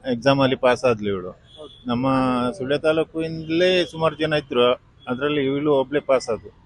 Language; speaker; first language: Kannada; native; Kannada